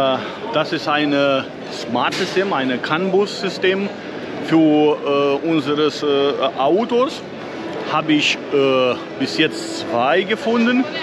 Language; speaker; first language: German; non-native, fluent; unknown